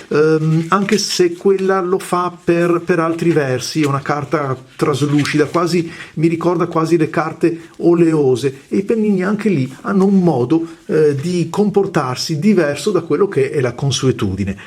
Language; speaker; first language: Italian; native; Italian